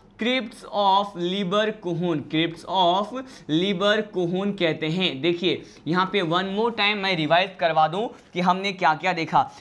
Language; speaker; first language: Hindi; native; Hindi